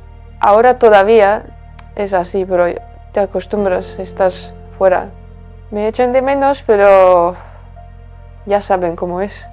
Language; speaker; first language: Spanish; non-native, fluent; Latvian